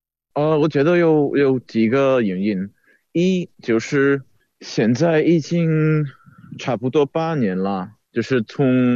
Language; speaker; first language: Chinese; non-native, fluent; Czech